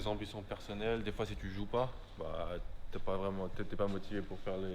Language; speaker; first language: French; native; French